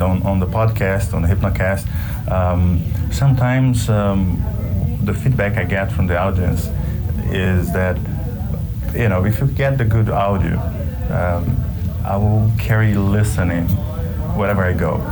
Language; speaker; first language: English; non-native, fluent; Portuguese